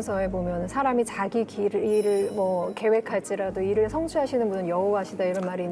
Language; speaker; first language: Korean; native; Korean